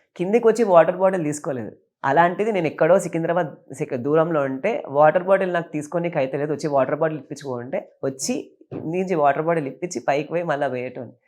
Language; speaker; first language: Telugu; native; Telugu